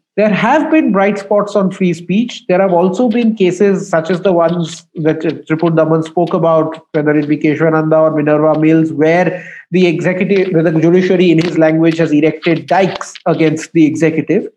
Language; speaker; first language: English; non-native, local second language; Bangla